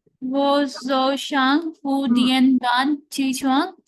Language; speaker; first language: Chinese; non-native, learner; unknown